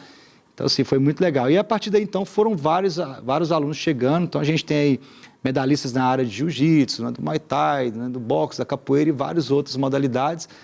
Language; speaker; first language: Portuguese; native; Portuguese